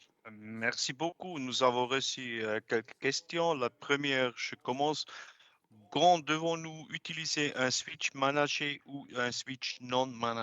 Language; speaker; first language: French; non-native, local second language; German